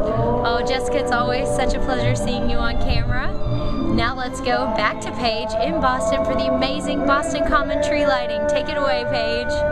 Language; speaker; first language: English; native; English